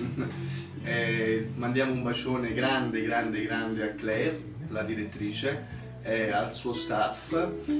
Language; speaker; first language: English; non-native, fluent; Italian